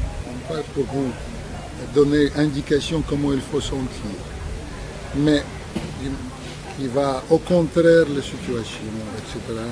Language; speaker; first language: French; non-native, fluent; Russian